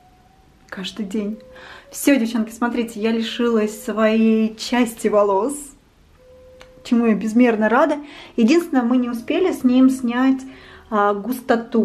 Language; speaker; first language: Russian; native; Russian